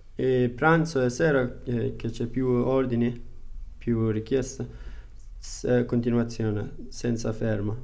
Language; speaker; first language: Italian; non-native, fluent; Persian